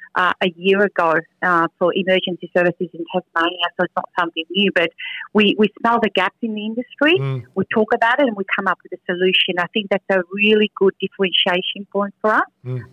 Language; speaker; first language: English; early bilingual, other home language; Spanish